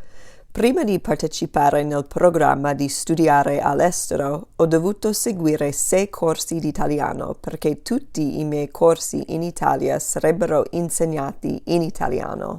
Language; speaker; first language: Italian; non-native, fluent; English